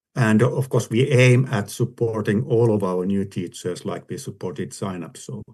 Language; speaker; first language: English; non-native, fluent; Finnish